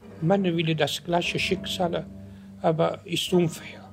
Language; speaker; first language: German; non-native, learner; Italian